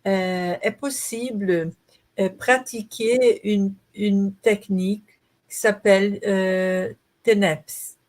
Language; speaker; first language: French; non-native, learner; Portuguese